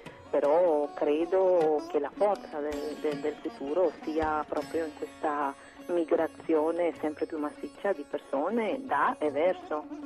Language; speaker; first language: Italian; non-native, fluent; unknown